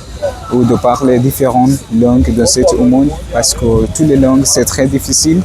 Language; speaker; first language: French; non-native, learner; Swahili